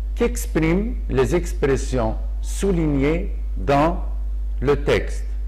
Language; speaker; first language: French; non-native, local second language; Arabic